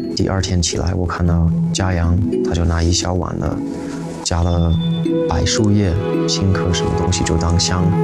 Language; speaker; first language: Chinese; non-native, fluent; English